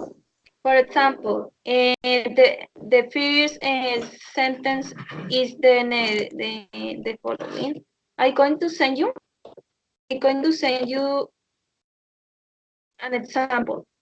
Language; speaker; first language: English; non-native, learner; Spanish